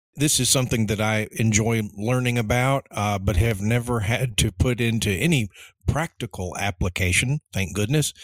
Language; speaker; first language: English; early bilingual, other home language; Spanish